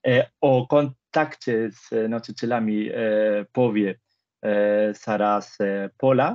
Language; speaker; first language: Polish; non-native, fluent; Spanish